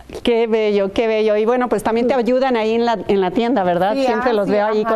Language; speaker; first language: Spanish; native; Spanish